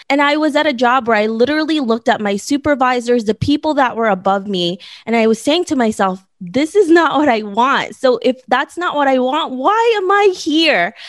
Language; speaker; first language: English; early bilingual, other home language; Filipino